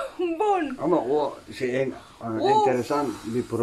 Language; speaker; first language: Spanish; non-native, learner; Turkish